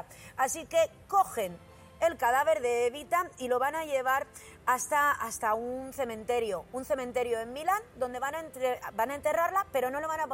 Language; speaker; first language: Spanish; native; Spanish